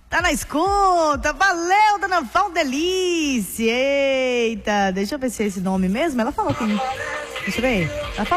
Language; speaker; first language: Portuguese; native; Portuguese